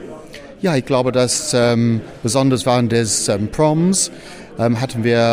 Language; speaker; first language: German; non-native, fluent; English